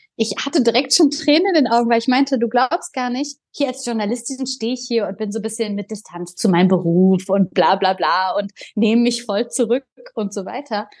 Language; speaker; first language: German; early bilingual, other home language; Bulgarian